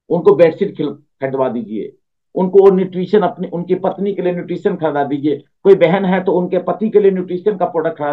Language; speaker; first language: Hindi; native; Hindi